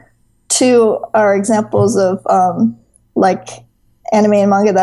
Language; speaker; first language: English; native; English